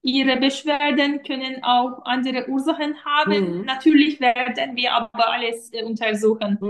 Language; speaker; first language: German; non-native, fluent; Turkish